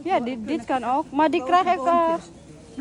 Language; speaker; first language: Dutch; non-native, learner; Filipino